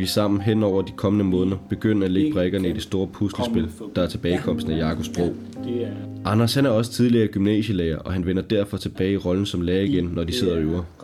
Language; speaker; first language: Danish; native; Danish